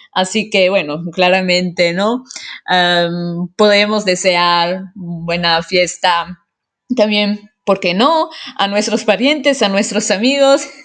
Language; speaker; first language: Spanish; non-native, fluent; Italian